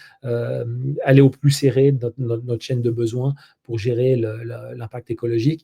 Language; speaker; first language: French; native; French